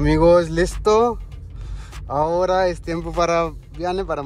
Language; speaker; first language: Spanish; non-native, learner; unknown